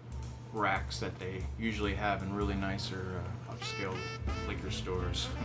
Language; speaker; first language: English; native; English